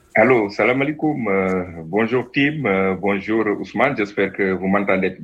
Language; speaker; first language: French; non-native, local second language; Wolof